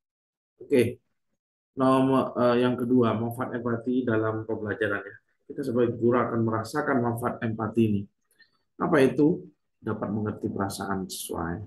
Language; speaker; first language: Indonesian; native; Indonesian